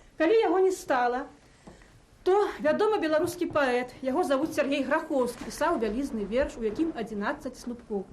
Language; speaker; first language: Belarusian; native; Belarusian